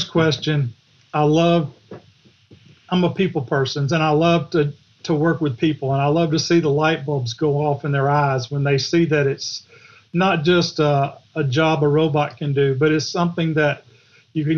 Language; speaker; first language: English; native; English